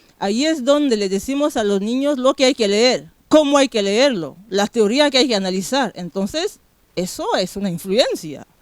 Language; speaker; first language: Spanish; non-native, fluent; Fang